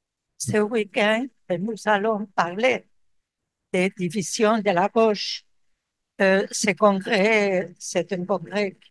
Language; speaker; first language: French; non-native, fluent; Spanish